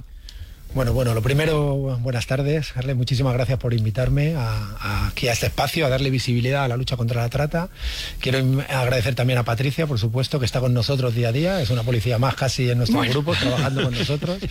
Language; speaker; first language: Spanish; native; Spanish